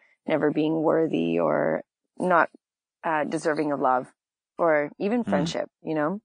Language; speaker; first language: English; native; English